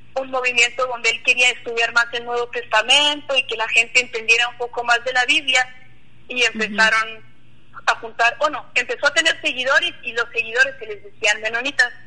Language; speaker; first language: Spanish; non-native, local second language; Plautdietsch